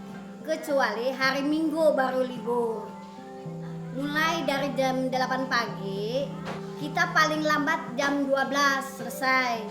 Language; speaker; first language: Indonesian; non-native, local second language; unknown